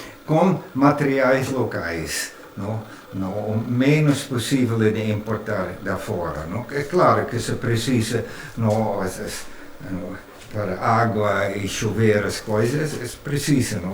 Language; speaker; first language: Portuguese; non-native, fluent; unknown